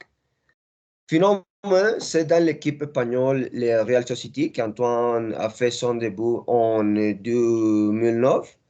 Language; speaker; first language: French; non-native, learner; Spanish